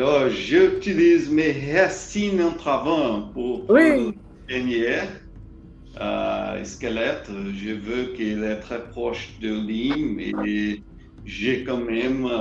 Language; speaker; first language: French; non-native, learner; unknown